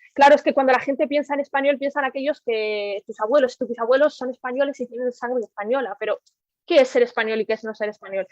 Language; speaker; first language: Spanish; early bilingual, other home language; Arabic